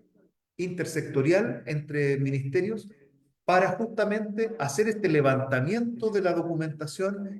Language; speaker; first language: Spanish; native; Spanish